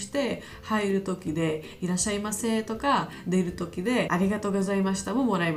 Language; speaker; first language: Japanese; non-native, learner; Georgian